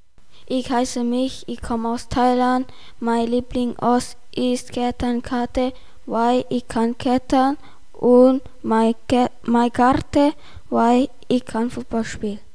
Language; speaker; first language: German; non-native, learner; Thai